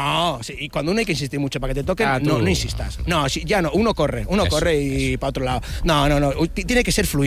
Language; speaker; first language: Spanish; native; Spanish